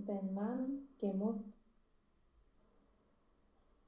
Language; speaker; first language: German; non-native, learner; Romanian